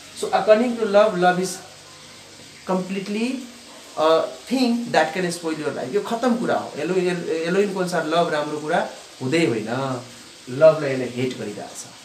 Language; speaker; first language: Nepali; non-native, local second language; Bhojpuri